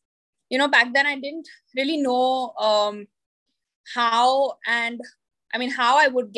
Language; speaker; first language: English; non-native, local second language; Marathi